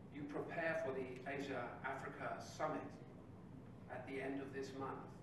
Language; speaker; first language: English; native; English